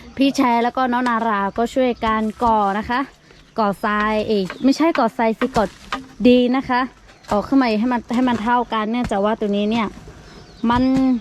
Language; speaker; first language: Thai; non-native, local second language; Lahu